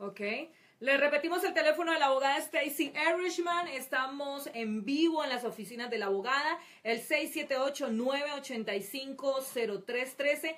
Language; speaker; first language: Spanish; native; Spanish